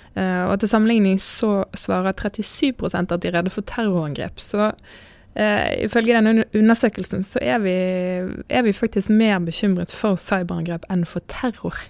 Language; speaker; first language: Norwegian; native; Norwegian